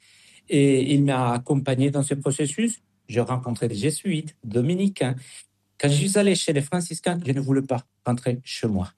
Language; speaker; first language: French; non-native, fluent; Spanish